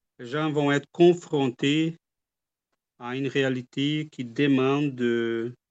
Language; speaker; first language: French; non-native, fluent; Portuguese